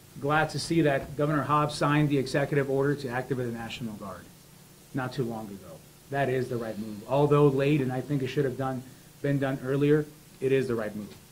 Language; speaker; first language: English; early bilingual, other home language; Spanish